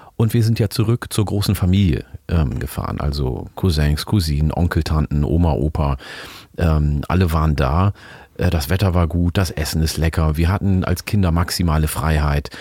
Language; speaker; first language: German; early bilingual, other home language; Oromo